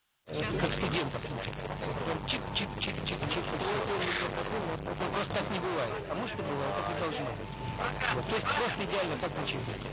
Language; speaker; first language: Russian; native; Russian